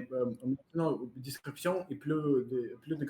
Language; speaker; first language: French; non-native, learner; Russian